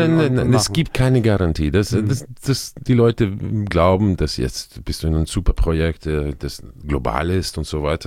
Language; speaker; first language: German; non-native, fluent; Croatian